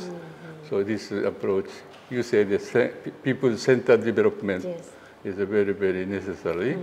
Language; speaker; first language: English; non-native, learner; Japanese